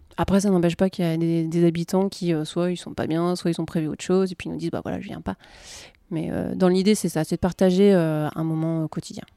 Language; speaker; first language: French; native; French